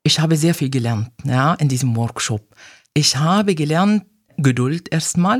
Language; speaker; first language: German; non-native, fluent; Arabic